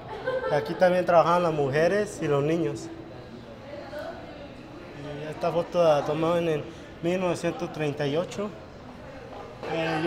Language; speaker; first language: Spanish; early bilingual, other home language; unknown